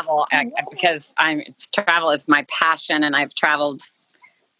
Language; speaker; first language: English; native; English